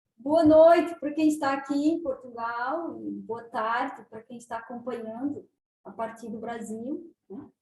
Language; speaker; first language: Portuguese; native; Portuguese